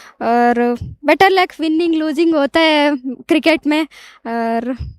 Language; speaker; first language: Hindi; non-native, local second language; Odia